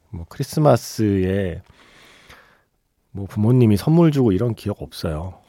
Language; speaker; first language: Korean; native; Korean